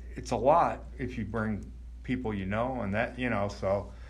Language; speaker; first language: English; native; English